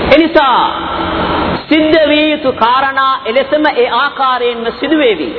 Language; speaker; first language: Sinhala; non-native, local second language; Tamil